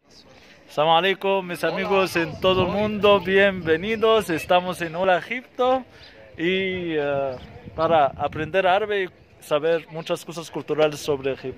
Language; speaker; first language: Spanish; non-native, fluent; Arabic